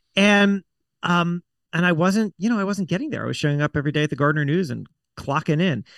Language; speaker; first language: English; native; English